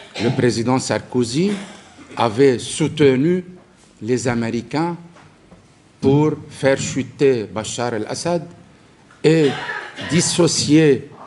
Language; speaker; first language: French; non-native, local second language; Arabic